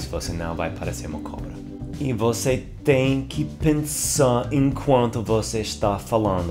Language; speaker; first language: Portuguese; non-native, fluent; English